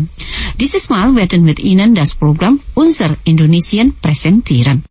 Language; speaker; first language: German; non-native, fluent; Indonesian